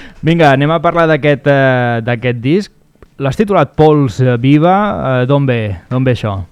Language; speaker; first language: Catalan; native; Catalan